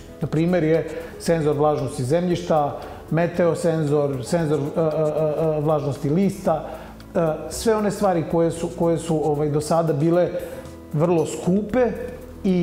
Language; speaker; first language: Serbian; native; Serbian